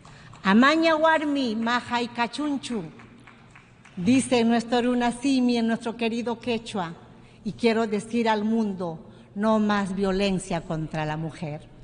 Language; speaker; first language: Spanish; native; Spanish